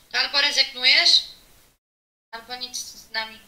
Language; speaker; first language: Polish; non-native, fluent; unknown